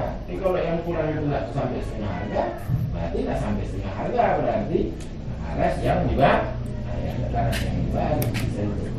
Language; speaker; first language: Indonesian; native; Indonesian